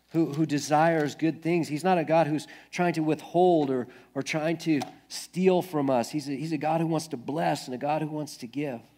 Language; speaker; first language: English; native; English